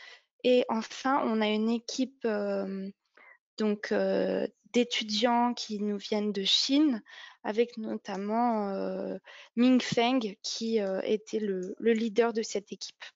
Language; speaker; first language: French; native; French